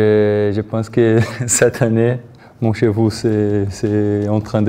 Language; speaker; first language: French; non-native, learner; Portuguese